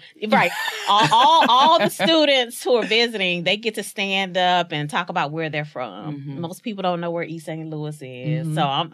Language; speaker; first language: English; native; English